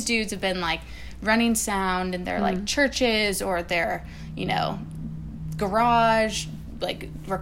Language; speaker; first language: English; native; English